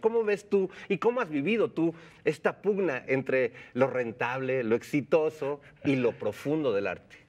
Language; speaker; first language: Spanish; native; Spanish